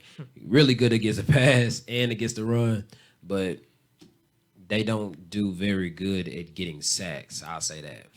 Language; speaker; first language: English; native; English